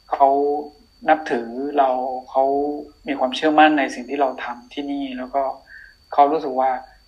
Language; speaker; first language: Thai; non-native, local second language; Akha